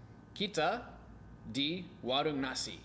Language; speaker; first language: Indonesian; non-native, learner; English